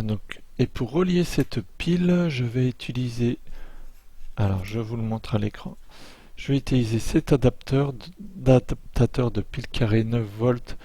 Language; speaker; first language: French; native; French